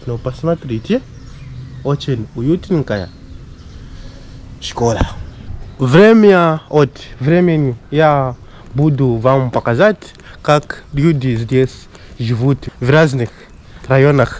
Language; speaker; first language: Russian; non-native, fluent; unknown